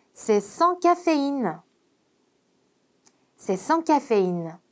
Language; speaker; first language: French; non-native, fluent; Korean